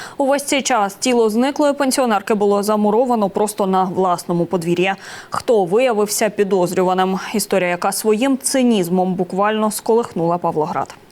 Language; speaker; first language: Ukrainian; native; Ukrainian